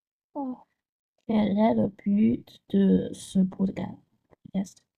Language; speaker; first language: French; non-native, learner; Chinese